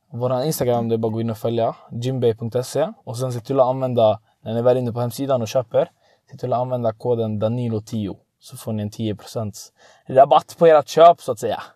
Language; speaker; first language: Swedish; early bilingual, other home language; Arabic